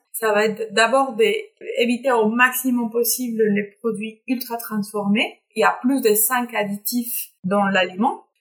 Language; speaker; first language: French; non-native, fluent; Spanish